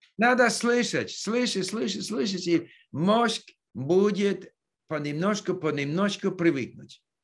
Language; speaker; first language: Russian; non-native, learner; English